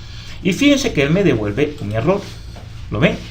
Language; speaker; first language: Spanish; native; Spanish